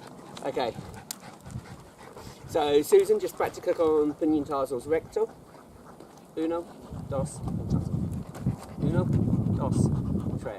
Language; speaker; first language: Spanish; non-native, learner; English